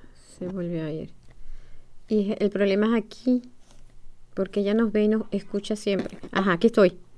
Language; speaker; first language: Spanish; native; Spanish